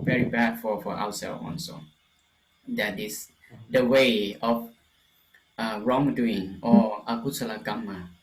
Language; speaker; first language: English; non-native, fluent; Lao